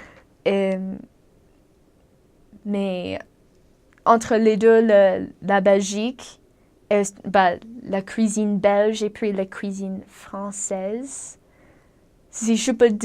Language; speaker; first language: French; non-native, fluent; English